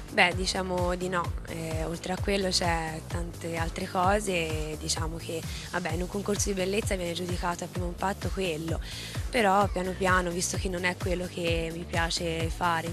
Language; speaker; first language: Italian; native; Italian